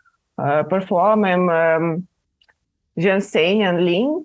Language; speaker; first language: French; non-native, fluent; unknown